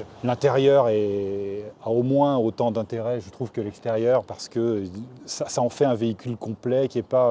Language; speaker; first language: French; native; French